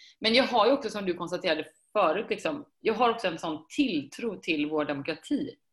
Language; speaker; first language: Swedish; native; Swedish